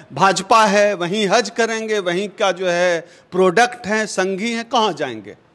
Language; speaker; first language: Hindi; native; Hindi